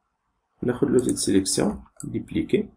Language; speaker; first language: Arabic; native; Arabic